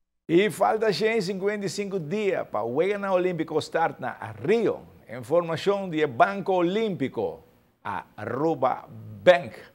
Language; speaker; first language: Portuguese; non-native, learner; Papiamento